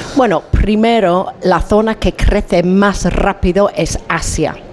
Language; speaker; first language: Spanish; non-native, fluent; English